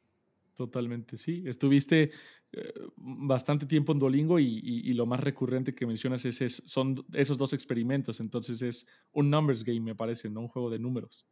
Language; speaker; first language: Spanish; native; Spanish